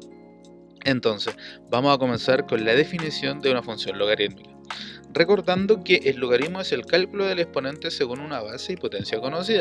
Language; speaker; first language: Spanish; native; Spanish